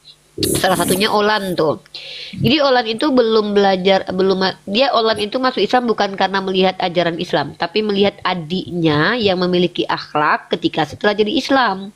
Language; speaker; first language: Indonesian; native; Indonesian